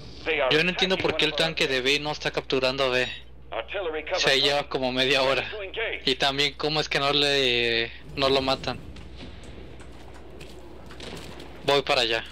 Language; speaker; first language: Spanish; native; Spanish